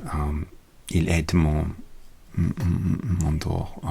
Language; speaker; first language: French; non-native, learner; English